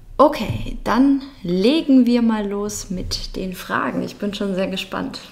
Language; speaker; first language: German; early bilingual, other home language; Russian